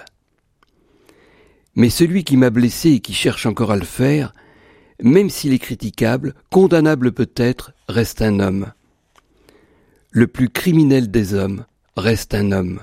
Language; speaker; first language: French; native; French